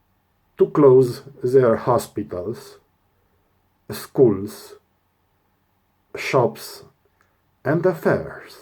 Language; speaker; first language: English; non-native, learner; Romanian